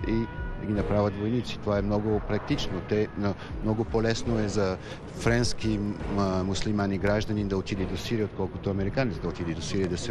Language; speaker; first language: Bulgarian; non-native, fluent; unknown